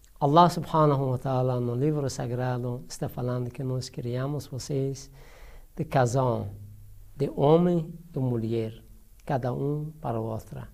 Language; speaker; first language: Portuguese; non-native, learner; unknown